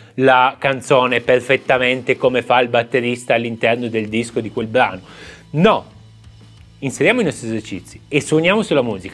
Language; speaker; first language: Italian; native; Italian